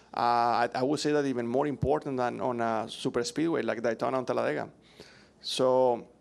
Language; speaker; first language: English; non-native, fluent; Spanish